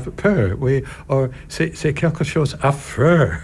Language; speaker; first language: French; non-native, learner; English